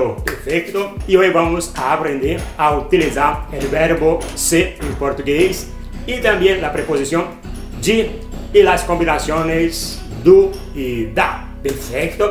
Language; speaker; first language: Spanish; non-native, fluent; Portuguese